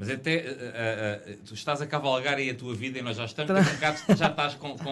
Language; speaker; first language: Portuguese; native; Portuguese